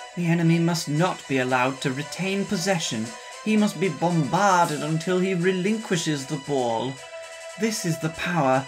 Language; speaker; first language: English; native; English